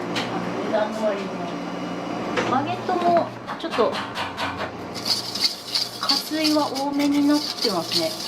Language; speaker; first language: Japanese; native; Japanese